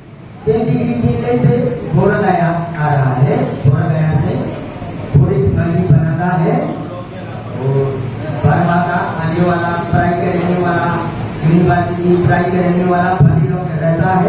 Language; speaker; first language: Hindi; non-native, learner; Burmese